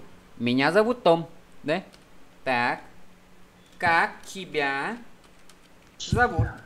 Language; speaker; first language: Russian; non-native, fluent; Vietnamese